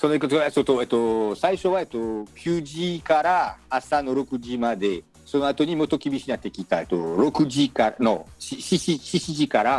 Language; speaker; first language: Japanese; non-native, learner; French